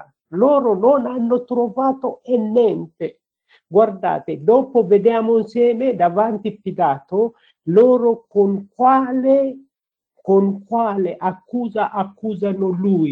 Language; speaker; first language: Italian; non-native, learner; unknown